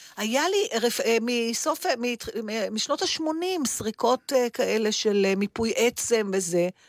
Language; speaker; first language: Hebrew; native; Hebrew